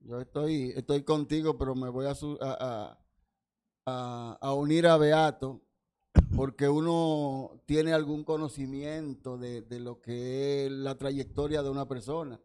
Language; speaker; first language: Spanish; native; Spanish